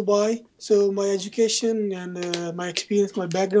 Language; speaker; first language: English; non-native, local second language; Punjabi